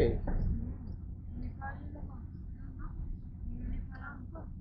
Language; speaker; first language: French; non-native, learner; Russian